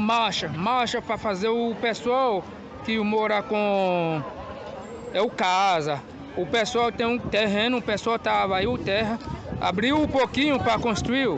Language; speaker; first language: Portuguese; non-native, learner; Haitian Creole